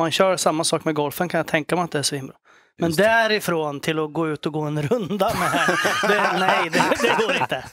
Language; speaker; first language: Swedish; native; Swedish